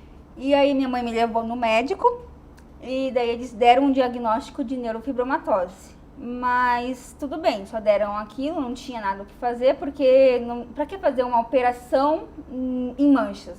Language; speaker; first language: Portuguese; native; Portuguese